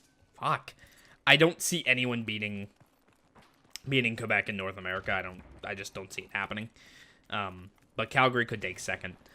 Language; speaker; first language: English; native; English